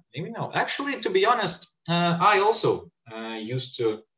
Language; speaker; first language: English; non-native, fluent; Lithuanian